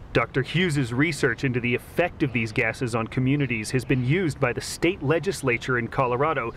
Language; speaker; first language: English; native; English